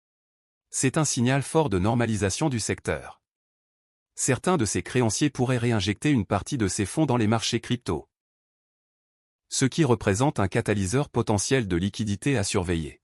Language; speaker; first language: French; native; French